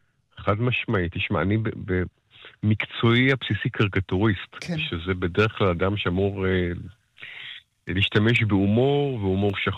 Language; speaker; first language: Hebrew; native; Hebrew